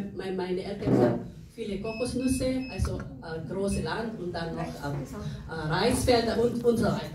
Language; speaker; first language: German; non-native, fluent; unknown